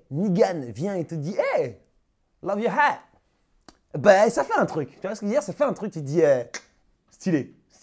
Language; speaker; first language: French; native; French